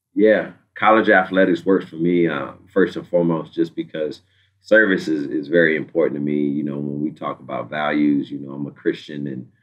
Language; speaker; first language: English; native; English